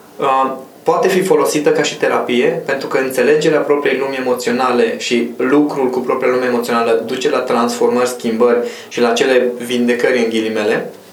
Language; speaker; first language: Romanian; non-native, local second language; Hungarian